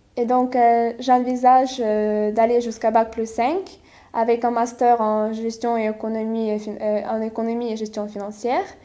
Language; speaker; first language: French; non-native, fluent; Ukrainian